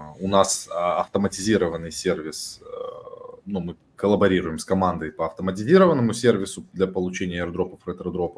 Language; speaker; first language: Russian; native; Russian